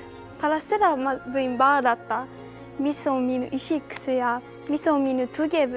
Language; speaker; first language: Estonian; non-native, learner; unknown